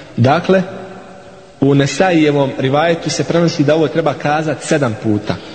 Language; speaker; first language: Bosnian; non-native, fluent; Arabic